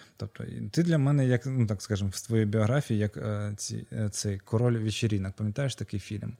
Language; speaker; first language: Ukrainian; non-native, local second language; Russian